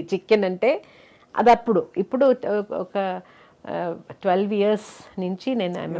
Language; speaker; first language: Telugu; non-native, local second language; Malayalam